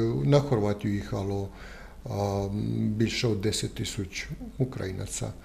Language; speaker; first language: Ukrainian; non-native, learner; Croatian